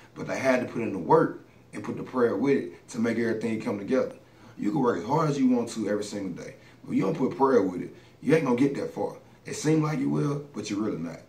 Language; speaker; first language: English; native; English